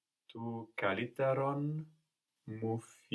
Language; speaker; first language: Greek; non-native, learner; English